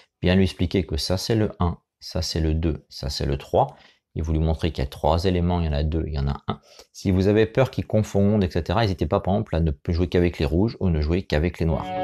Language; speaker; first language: French; native; French